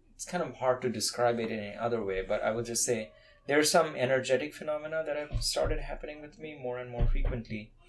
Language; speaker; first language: English; non-native, local second language; Bangla